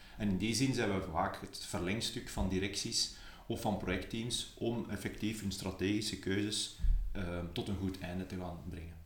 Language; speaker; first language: Dutch; native; Dutch